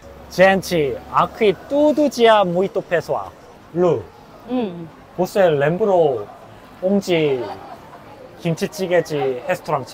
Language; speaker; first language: Portuguese; non-native, learner; Korean